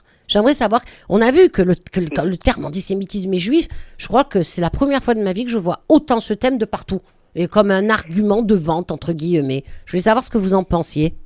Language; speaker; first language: French; native; French